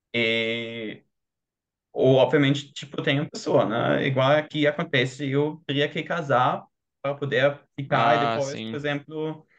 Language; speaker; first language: Portuguese; non-native, fluent; German